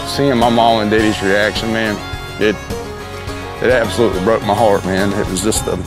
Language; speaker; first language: English; native; English